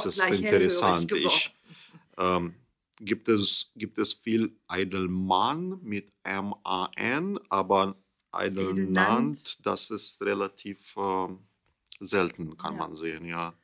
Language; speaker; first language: German; non-native, learner; English